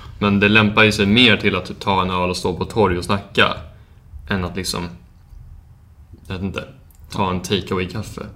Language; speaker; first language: Swedish; native; Swedish